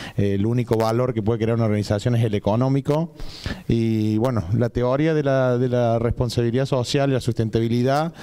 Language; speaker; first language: Spanish; native; Spanish